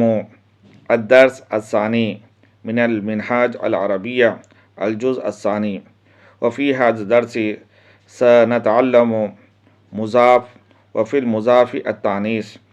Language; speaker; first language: Arabic; non-native, learner; Urdu